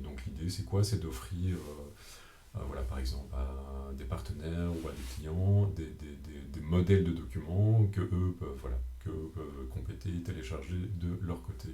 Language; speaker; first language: French; native; French